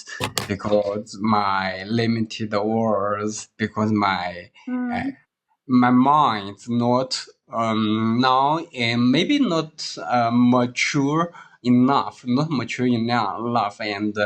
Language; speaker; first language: English; non-native, learner; Chinese